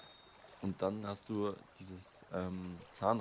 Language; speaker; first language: German; native; German